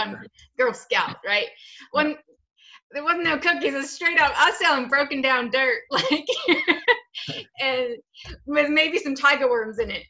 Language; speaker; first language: English; native; English